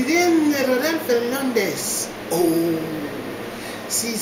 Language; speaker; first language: Spanish; non-native, learner; Haitian Creole